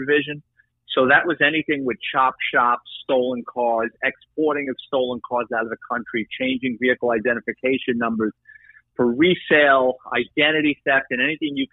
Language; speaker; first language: English; native; English